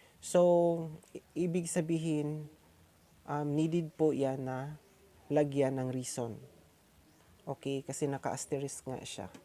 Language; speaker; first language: Filipino; non-native, local second language; Cebuano